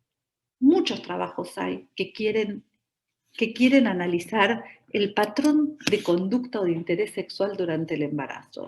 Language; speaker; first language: Spanish; native; Spanish